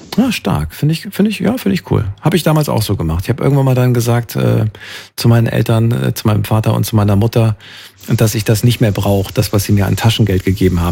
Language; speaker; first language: German; native; German